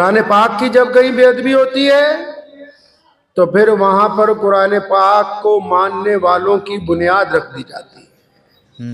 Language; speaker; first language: Urdu; native; Urdu